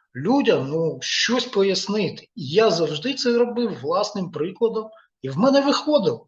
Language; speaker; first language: Ukrainian; non-native, local second language; Russian